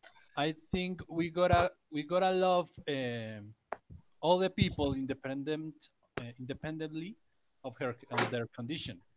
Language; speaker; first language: English; non-native, learner; Spanish